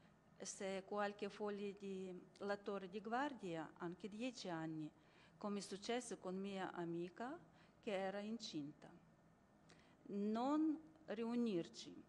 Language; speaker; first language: Italian; non-native, learner; Ukrainian